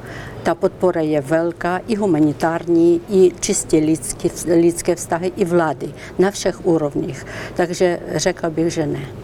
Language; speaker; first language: Czech; non-native, fluent; Ukrainian